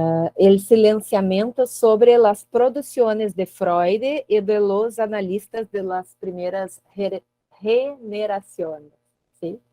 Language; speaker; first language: Spanish; non-native, learner; Portuguese